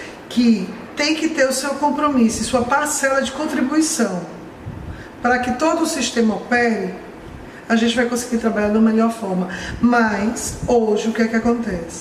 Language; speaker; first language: Portuguese; native; Portuguese